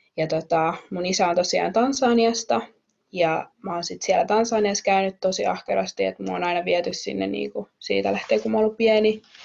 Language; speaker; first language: Finnish; native; Finnish